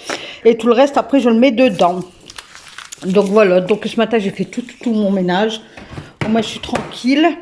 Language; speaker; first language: French; native; French